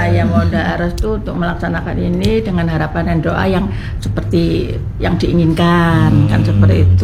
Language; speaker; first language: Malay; non-native, local second language; Javanese